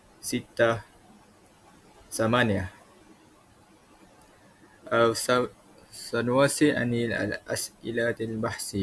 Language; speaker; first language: Arabic; non-native, learner; Malay